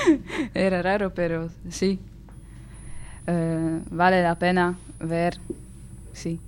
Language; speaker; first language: Spanish; non-native, learner; Hungarian